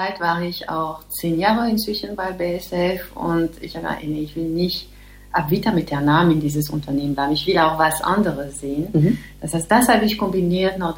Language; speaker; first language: German; non-native, fluent; French